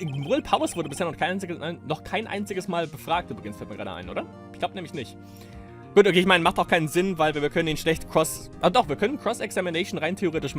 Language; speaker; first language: German; native; German